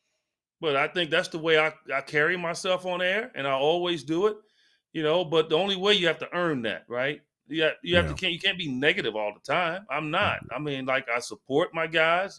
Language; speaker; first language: English; native; English